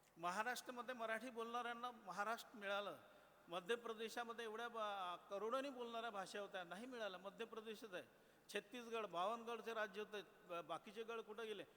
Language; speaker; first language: Marathi; non-native, local second language; Gondi